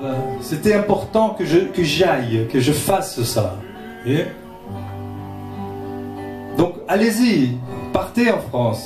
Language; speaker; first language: French; non-native, fluent; Portuguese